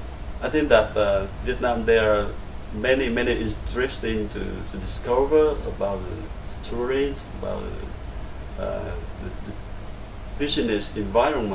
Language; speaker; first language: English; non-native, learner; Vietnamese